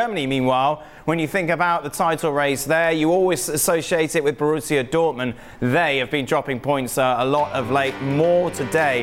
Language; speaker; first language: English; native; English